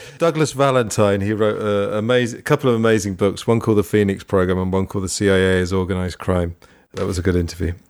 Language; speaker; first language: English; native; English